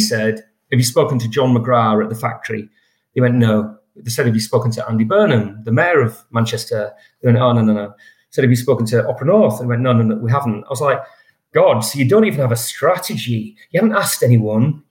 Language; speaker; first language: English; native; English